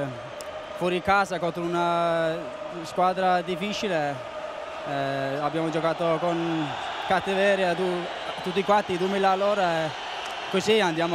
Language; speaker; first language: Italian; non-native, learner; Icelandic